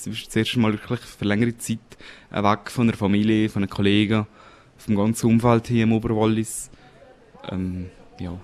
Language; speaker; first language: German; native; German